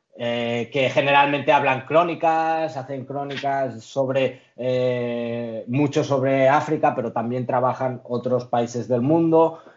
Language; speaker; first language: Spanish; early bilingual, other home language; Arabic